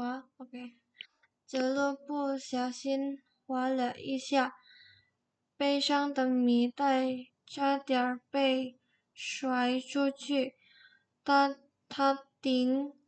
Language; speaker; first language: Chinese; non-native, learner; Indonesian